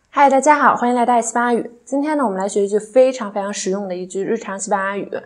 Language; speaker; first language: Chinese; native; Chinese